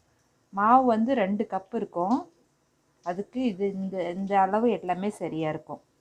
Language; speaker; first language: Tamil; native; Tamil